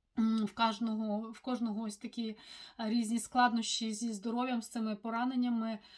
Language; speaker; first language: Ukrainian; native; Ukrainian